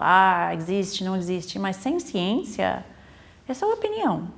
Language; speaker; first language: Portuguese; non-native, fluent; English